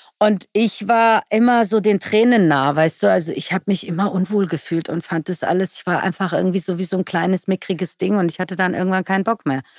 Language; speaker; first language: German; early bilingual, other home language; Persian